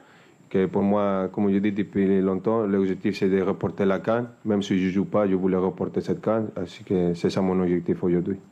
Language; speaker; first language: French; non-native, fluent; Spanish